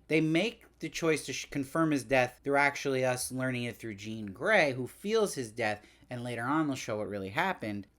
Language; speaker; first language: English; native; English